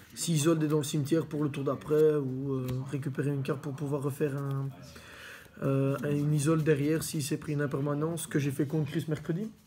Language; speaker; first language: French; native; French